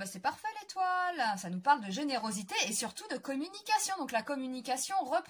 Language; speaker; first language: French; native; French